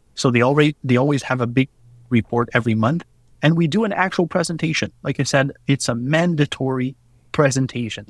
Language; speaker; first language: English; non-native, fluent; French